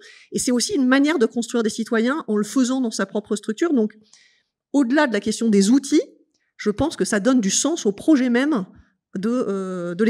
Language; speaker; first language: French; native; French